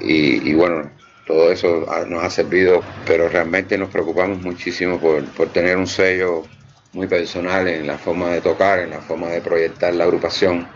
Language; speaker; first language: Spanish; native; Spanish